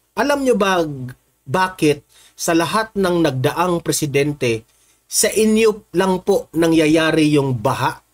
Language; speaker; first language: Filipino; non-native, local second language; Cebuano